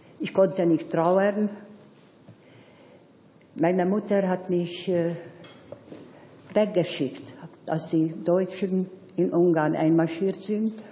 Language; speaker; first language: German; non-native, fluent; Hungarian